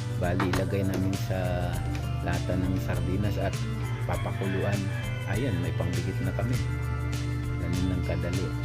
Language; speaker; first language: Filipino; non-native, local second language; Cebuano